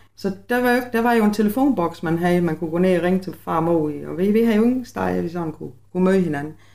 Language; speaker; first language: Danish; native; Danish